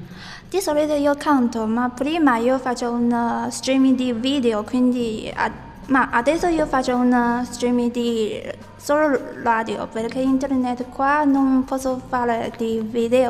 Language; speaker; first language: Italian; non-native, learner; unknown